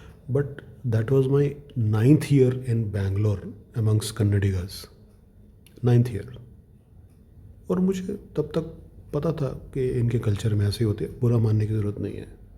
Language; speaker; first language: Hindi; native; Hindi